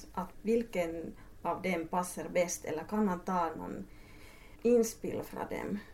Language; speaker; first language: Swedish; non-native, local second language; Finnish